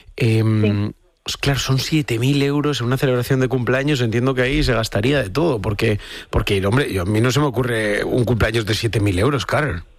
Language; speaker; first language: Spanish; native; Spanish